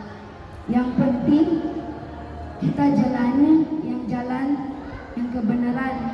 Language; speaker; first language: Indonesian; non-native, learner; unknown